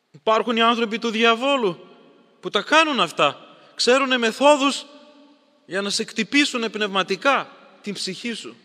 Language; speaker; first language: Greek; native; Greek